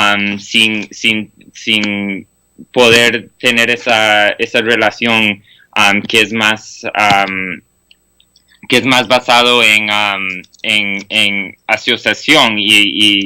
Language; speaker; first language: Spanish; non-native, fluent; English